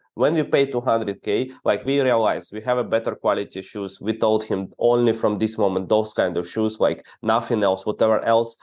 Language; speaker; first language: English; non-native, fluent; Ukrainian